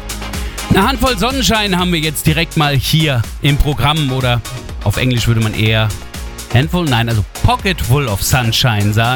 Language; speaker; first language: German; native; German